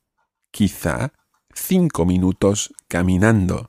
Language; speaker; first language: Spanish; non-native, fluent; English